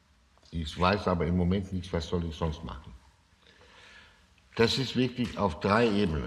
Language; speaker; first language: German; non-native, fluent; Danish